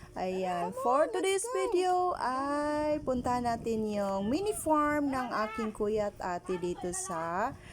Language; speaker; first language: Filipino; native; Filipino